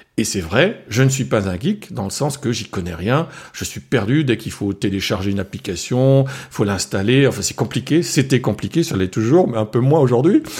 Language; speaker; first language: French; non-native, local second language; Swiss German